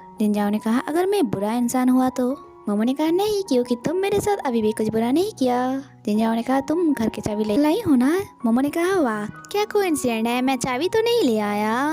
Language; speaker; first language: Hindi; non-native, local second language; Bangla